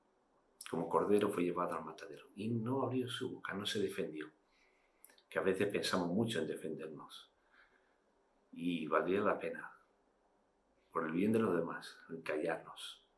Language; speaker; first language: Spanish; native; Spanish